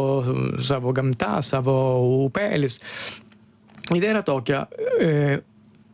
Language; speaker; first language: Lithuanian; non-native, learner; Italian